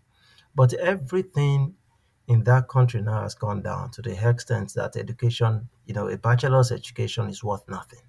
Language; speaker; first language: English; non-native, local second language; Yoruba